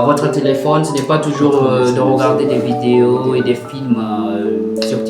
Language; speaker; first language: French; non-native, learner; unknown